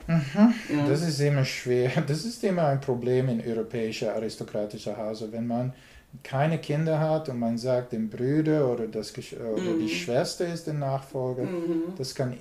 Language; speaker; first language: German; non-native, learner; English